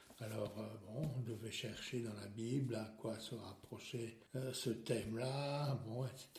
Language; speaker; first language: French; non-native, local second language; Swiss German